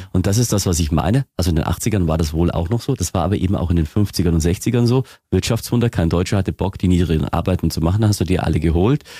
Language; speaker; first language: German; native; German